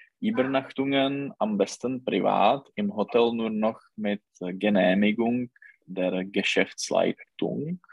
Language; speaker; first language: German; non-native, learner; Czech